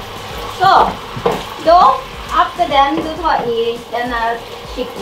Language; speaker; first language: Swedish; non-native, learner; Thai